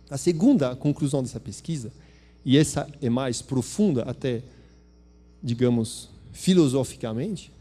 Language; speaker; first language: Portuguese; non-native, fluent; French